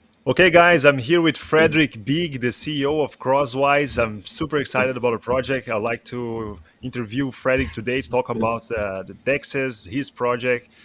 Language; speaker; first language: English; non-native, fluent; Portuguese